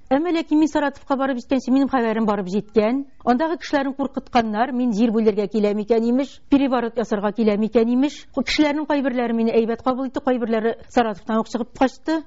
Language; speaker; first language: Tatar; native; Tatar